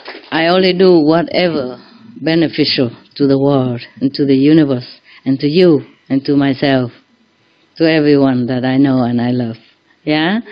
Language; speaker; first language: English; non-native, fluent; Vietnamese